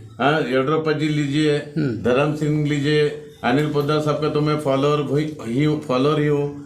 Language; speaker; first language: Hindi; non-native, local second language; Marathi